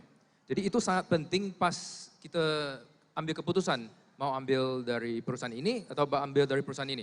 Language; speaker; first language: Indonesian; non-native, fluent; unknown